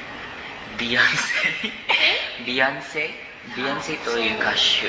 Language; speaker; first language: Japanese; non-native, learner; Cebuano